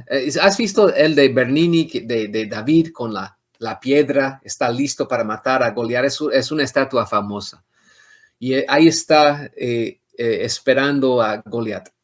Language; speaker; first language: Spanish; non-native, fluent; English